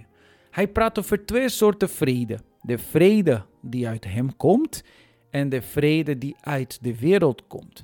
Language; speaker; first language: Dutch; non-native, fluent; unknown